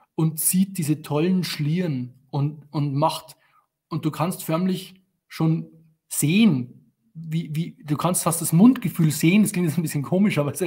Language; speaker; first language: German; native; German